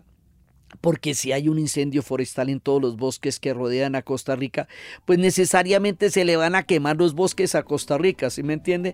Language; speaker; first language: Spanish; native; Spanish